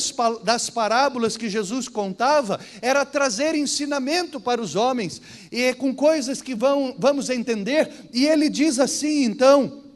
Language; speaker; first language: Portuguese; native; Portuguese